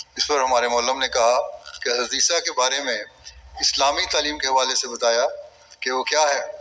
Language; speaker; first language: Urdu; native; Urdu